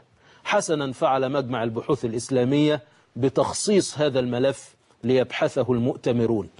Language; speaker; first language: Arabic; native; Arabic